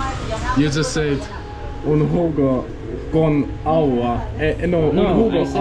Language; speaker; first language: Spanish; non-native, learner; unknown